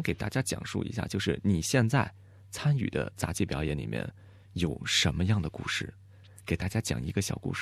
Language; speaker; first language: Chinese; native; Chinese